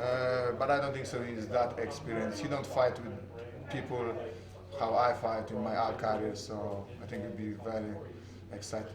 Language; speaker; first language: English; non-native, fluent; Polish